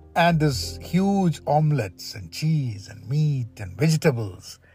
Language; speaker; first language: English; non-native, local second language; Malayalam